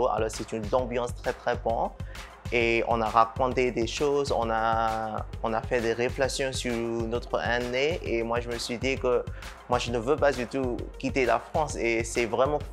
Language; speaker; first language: French; non-native, fluent; Burmese